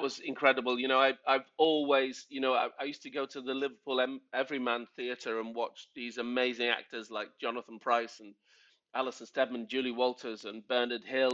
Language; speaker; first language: English; native; English